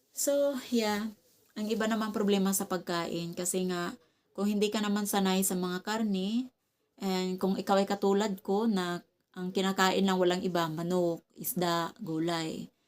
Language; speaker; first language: Filipino; non-native, local second language; Cebuano